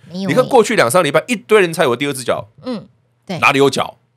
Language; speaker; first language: Chinese; native; Chinese